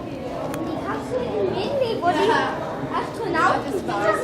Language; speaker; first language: German; native; German